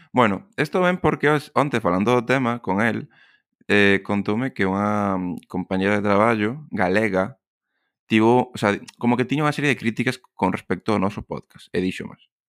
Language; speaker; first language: Galician; non-native, local second language; Spanish